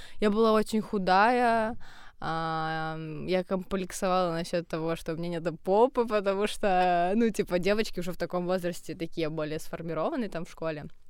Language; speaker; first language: Russian; native; Russian